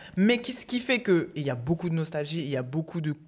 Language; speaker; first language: French; native; French